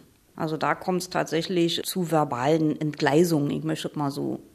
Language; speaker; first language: German; native; German